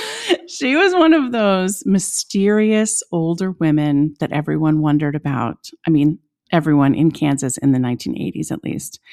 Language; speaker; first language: English; native; English